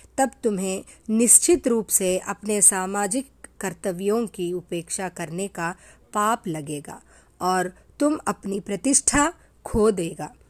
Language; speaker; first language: Hindi; non-native, local second language; Telugu